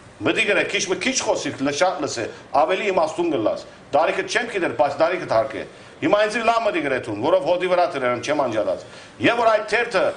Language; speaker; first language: Armenian; native; Armenian